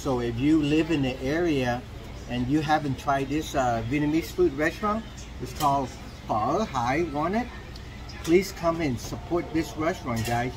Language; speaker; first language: English; non-native, fluent; Vietnamese